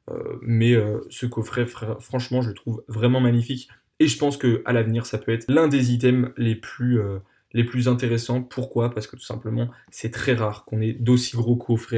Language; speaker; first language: French; native; French